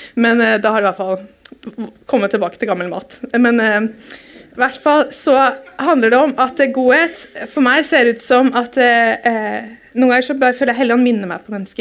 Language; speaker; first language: Norwegian; native; Norwegian